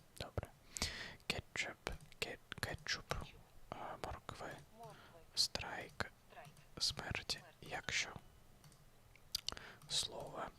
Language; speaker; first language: Ukrainian; non-native, learner; Russian